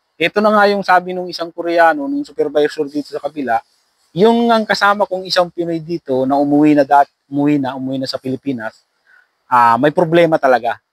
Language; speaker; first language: Filipino; native; Filipino